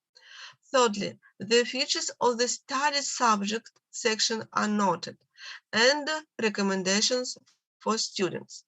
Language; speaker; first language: English; non-native, learner; Russian